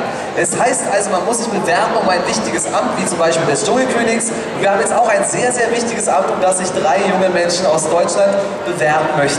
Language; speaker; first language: German; native; German